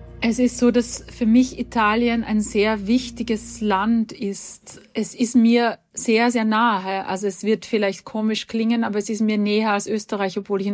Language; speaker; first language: German; native; German